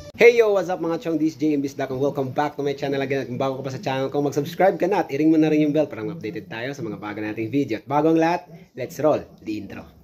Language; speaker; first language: Filipino; non-native, local second language; Cebuano